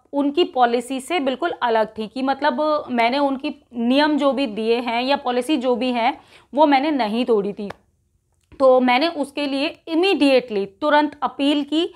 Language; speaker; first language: Hindi; native; Hindi